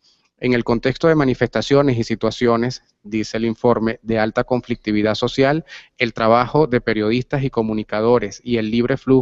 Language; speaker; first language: Spanish; native; Spanish